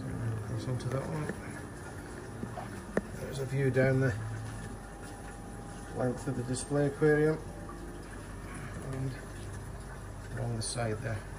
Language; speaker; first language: English; native; English